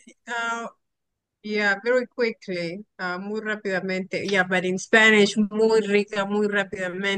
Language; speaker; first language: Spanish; non-native, learner; English